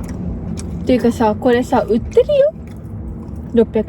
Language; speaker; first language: Japanese; non-native, fluent; Filipino